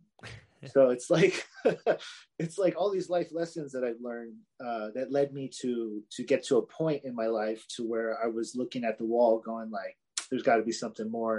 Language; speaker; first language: English; native; English